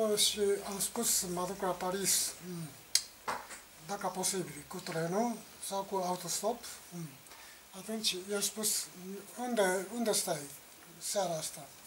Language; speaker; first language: Romanian; non-native, learner; Japanese